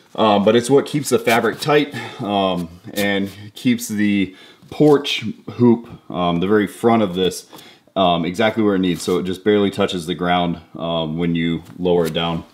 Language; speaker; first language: English; native; English